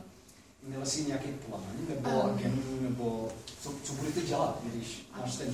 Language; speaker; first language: Czech; non-native, fluent; English